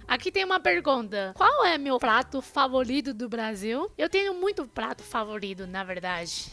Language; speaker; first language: Portuguese; non-native, fluent; Chinese